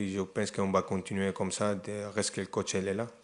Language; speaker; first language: French; non-native, fluent; Spanish